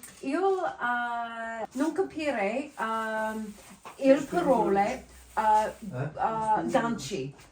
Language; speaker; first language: Italian; non-native, learner; English